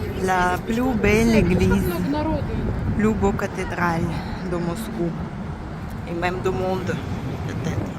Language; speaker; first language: French; non-native, fluent; Russian